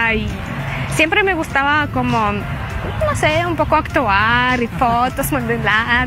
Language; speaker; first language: Spanish; non-native, fluent; Russian